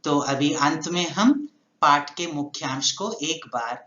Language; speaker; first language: Hindi; non-native, local second language; Telugu